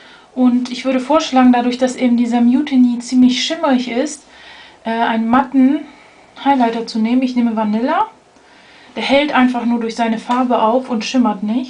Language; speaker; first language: German; native; German